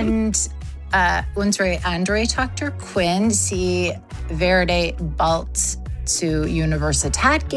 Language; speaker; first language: German; non-native, learner; English